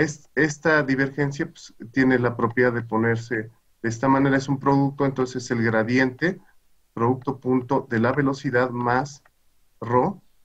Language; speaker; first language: Spanish; native; Spanish